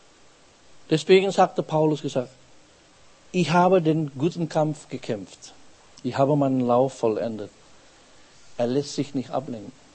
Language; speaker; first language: German; non-native, fluent; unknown